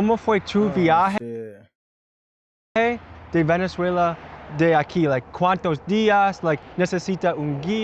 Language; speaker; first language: Spanish; non-native, learner; English